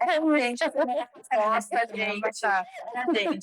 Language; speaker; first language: Portuguese; native; Portuguese